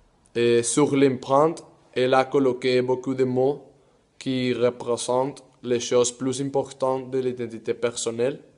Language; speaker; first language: French; non-native, learner; Spanish